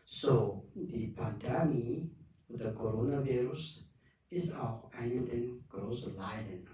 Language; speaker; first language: German; non-native, learner; Tibetan